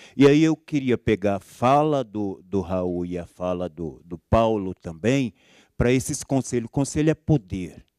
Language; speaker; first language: Portuguese; native; Portuguese